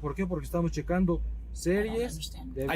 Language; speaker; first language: Spanish; native; Spanish